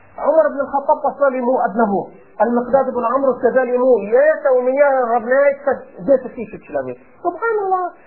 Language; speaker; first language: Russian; non-native, fluent; Arabic